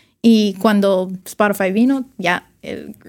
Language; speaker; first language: Spanish; early bilingual, other home language; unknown